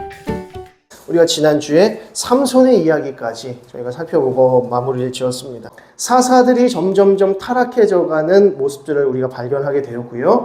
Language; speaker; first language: Korean; native; Korean